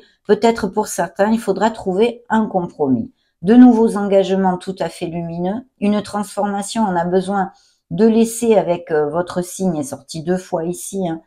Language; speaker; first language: French; native; French